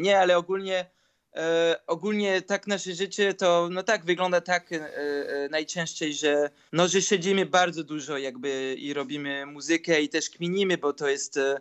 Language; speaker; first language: Polish; early bilingual, heritage; Polish